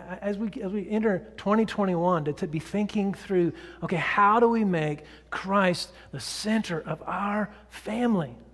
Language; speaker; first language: English; native; English